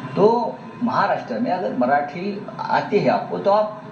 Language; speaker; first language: Hindi; non-native, local second language; Marathi